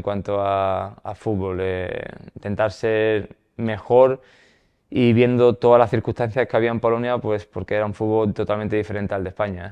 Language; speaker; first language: Spanish; native; Spanish